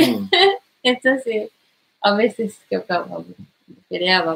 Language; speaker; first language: Spanish; non-native, learner; Japanese